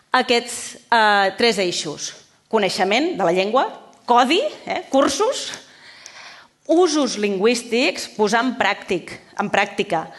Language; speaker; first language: Catalan; native; Catalan